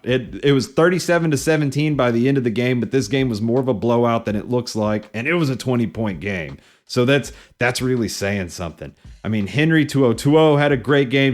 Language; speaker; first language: English; native; English